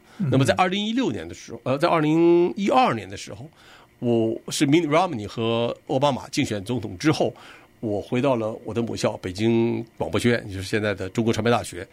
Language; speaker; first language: Chinese; native; Chinese